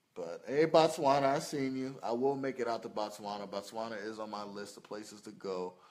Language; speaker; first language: English; native; English